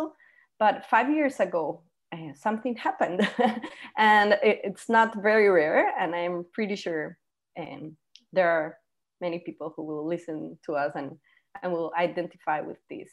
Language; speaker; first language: English; non-native, fluent; Spanish